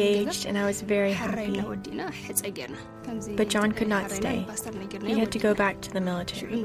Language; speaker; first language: English; non-native, fluent; Arabic